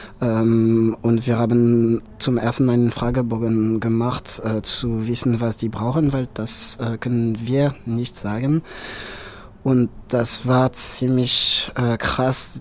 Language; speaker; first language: German; non-native, fluent; French